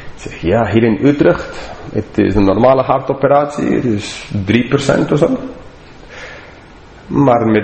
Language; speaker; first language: Dutch; non-native, fluent; English